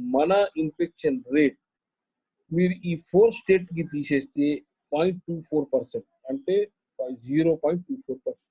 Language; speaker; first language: Telugu; non-native, local second language; Hindi